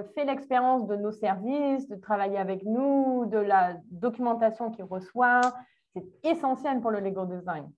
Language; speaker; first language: French; native; French